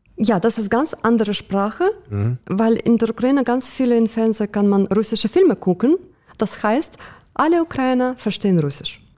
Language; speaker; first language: German; non-native, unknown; Russian